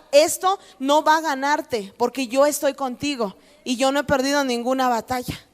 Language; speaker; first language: Spanish; native; Spanish